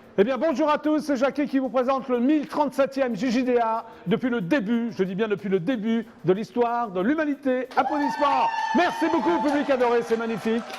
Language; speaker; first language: French; native; French